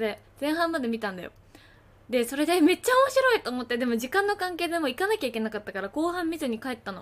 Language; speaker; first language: Japanese; native; Japanese